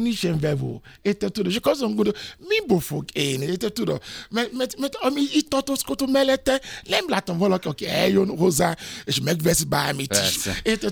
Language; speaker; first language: Hungarian; non-native, fluent; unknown